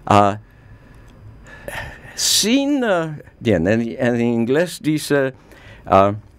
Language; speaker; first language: Spanish; non-native, fluent; Polish